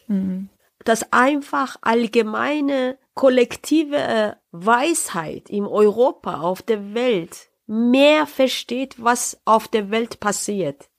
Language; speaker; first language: German; non-native, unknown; Persian